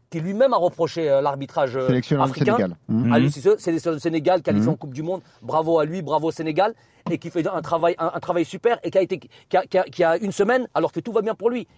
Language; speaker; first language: French; native; French